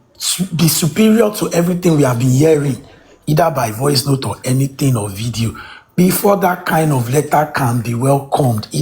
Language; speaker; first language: English; non-native, local second language; Yoruba